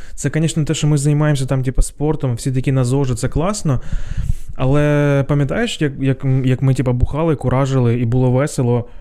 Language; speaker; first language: Ukrainian; non-native, local second language; Russian